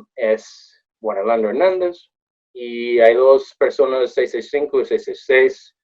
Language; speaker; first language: Spanish; non-native, fluent; English